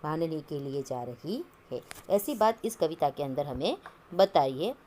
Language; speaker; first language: Hindi; non-native, local second language; Gujarati